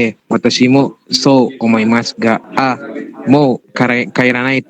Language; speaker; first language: Japanese; non-native, learner; Indonesian